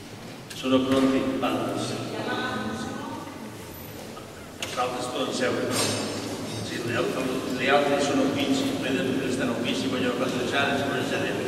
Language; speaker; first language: Italian; non-native, learner; Catalan